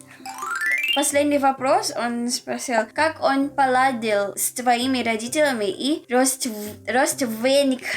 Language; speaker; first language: Russian; non-native, learner; Filipino